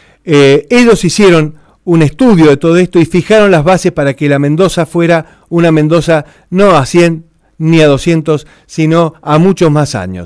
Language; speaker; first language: Spanish; native; Spanish